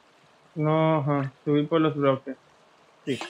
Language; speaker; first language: Spanish; native; Spanish